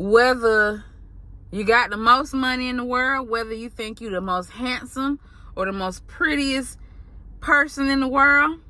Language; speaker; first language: English; native; English